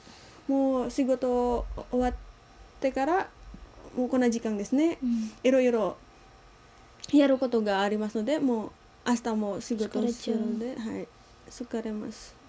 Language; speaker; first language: Japanese; non-native, learner; Indonesian